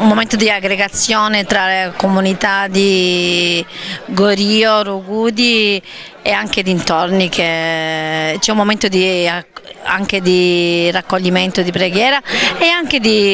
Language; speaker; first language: Italian; native; Italian